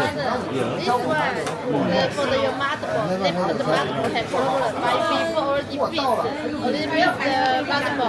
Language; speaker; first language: English; non-native, learner; Chinese